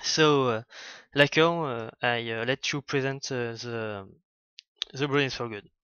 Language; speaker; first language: English; non-native, learner; French